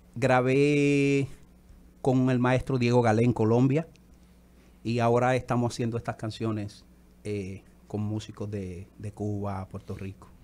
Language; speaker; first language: Spanish; native; Spanish